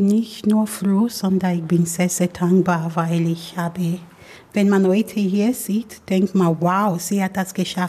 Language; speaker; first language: German; non-native, fluent; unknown